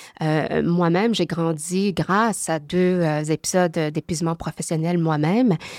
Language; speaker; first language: French; early bilingual, other home language; Vietnamese